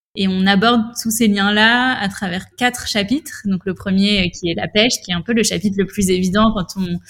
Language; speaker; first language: French; native; French